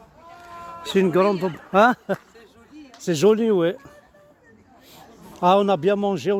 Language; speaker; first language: French; non-native, local second language; Arabic